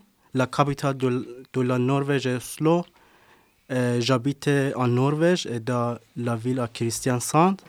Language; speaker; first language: French; non-native, learner; Persian